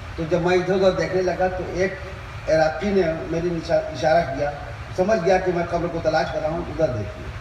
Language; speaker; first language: Urdu; native; Urdu